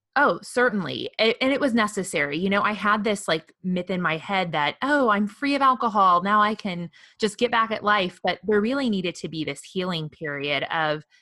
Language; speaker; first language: English; native; English